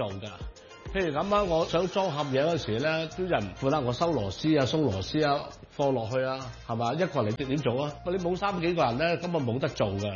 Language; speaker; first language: Cantonese; native; Cantonese